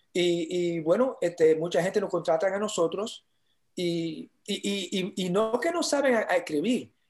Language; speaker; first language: Spanish; early bilingual, heritage; Spanish